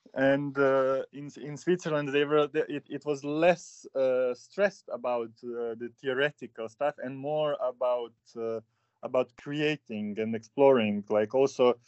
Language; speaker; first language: English; non-native, fluent; Serbian